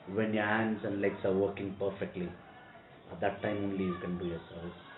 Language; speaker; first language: English; non-native, local second language; Telugu